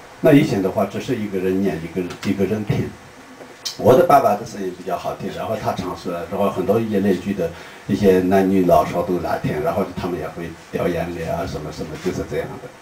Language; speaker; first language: Chinese; non-native, local second language; Tibetan